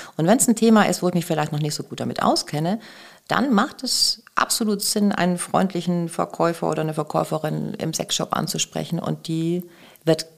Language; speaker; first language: German; native; German